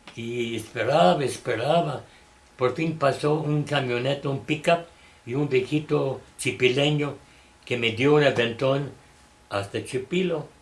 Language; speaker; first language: Spanish; non-native, fluent; English